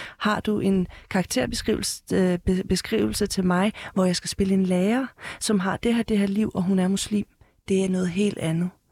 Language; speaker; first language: Danish; early bilingual, heritage; Danish